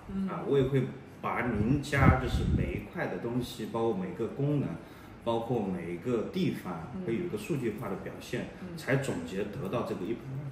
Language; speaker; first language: Chinese; native; Chinese